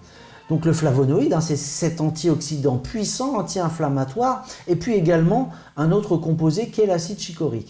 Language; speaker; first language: French; native; French